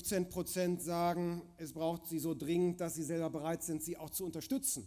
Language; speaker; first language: German; native; German